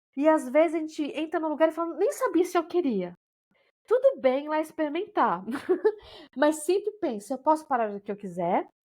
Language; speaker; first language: Portuguese; native; Portuguese